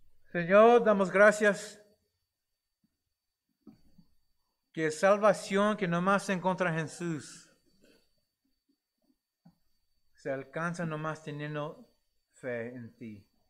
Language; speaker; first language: Spanish; non-native, fluent; English